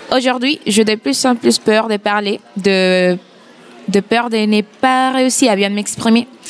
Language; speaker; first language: French; non-native, fluent; Spanish